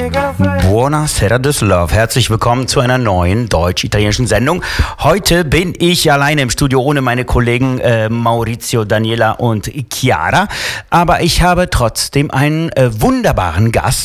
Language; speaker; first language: German; non-native, fluent; Italian